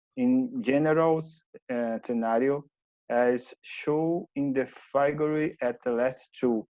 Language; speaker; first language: English; non-native, learner; Portuguese